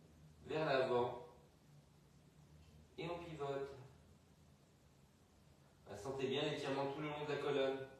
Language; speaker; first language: French; native; French